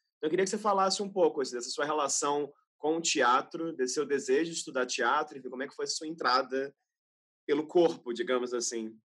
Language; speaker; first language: Portuguese; native; Portuguese